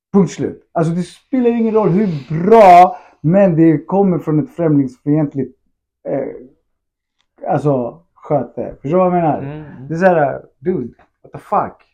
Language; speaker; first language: Swedish; early bilingual, other home language; Spanish